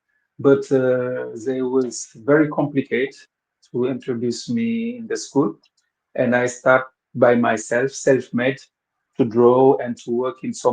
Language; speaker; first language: English; non-native, fluent; Wolof